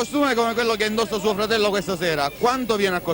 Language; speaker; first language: Italian; native; Italian